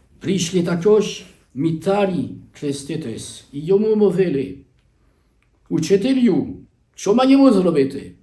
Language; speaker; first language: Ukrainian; non-native, learner; French